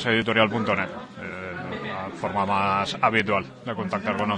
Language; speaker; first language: Spanish; native; Spanish